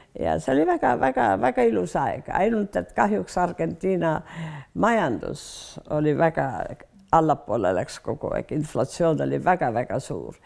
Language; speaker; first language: Estonian; early bilingual, heritage; Estonian